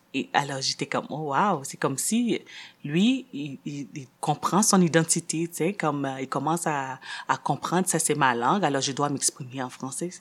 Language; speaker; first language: French; non-native, local second language; Haitian Creole